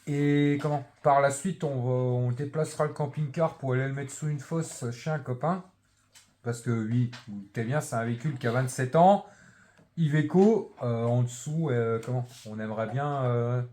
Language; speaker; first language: French; native; French